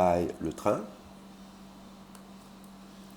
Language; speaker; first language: French; native; French